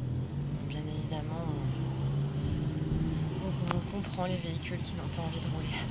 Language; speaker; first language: French; native; French